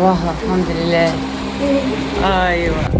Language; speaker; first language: Arabic; non-native, learner; English